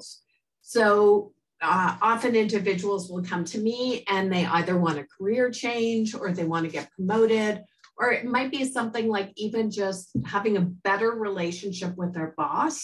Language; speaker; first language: English; native; English